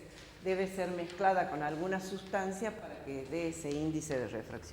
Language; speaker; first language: Spanish; native; Spanish